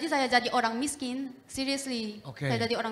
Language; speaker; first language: Indonesian; non-native, fluent; Korean